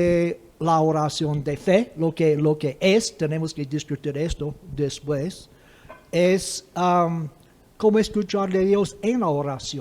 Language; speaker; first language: Spanish; non-native, fluent; English